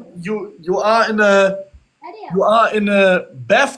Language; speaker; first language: English; non-native, learner; German